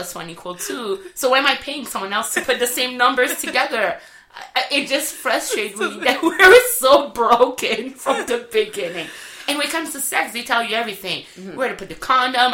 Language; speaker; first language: English; non-native, fluent; French